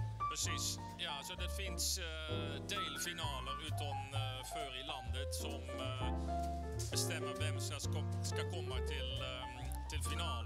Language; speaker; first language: Swedish; non-native, fluent; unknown